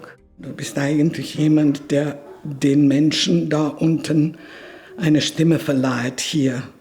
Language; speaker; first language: German; non-native, fluent; Serbian